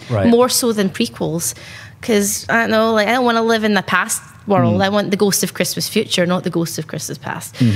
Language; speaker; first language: English; native; English